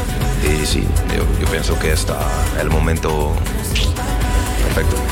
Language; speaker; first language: Spanish; non-native, learner; French